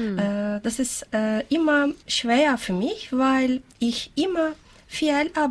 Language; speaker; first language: German; non-native, learner; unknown